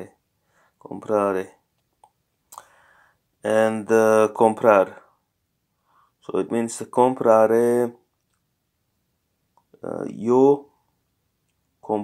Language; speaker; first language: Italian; non-native, learner; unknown